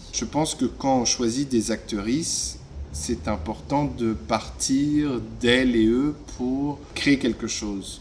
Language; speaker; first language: French; native; French